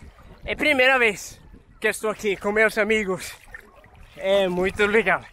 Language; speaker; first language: Portuguese; non-native, fluent; Swedish